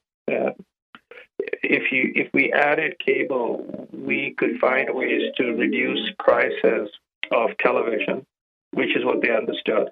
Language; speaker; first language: English; non-native, local second language; Gujarati